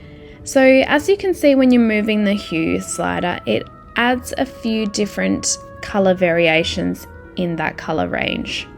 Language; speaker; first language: English; native; English